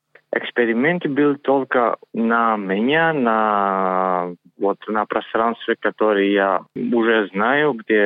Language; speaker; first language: Russian; non-native, learner; Greek